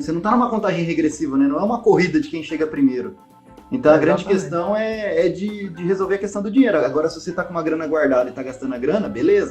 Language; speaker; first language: Portuguese; native; Portuguese